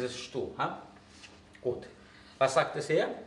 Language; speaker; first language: German; non-native, fluent; Greek